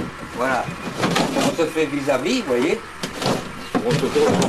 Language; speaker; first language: French; native; French